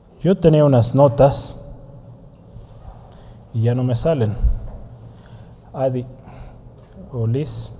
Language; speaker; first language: Spanish; native; Spanish